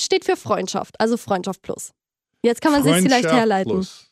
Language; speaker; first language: German; native; German